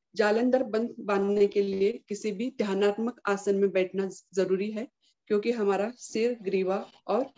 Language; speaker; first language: Hindi; non-native, local second language; Marathi